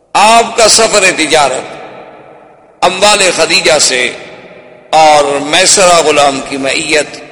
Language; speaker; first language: Urdu; native; Urdu